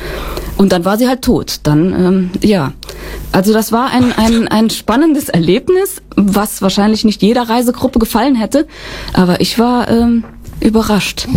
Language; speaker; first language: German; native; German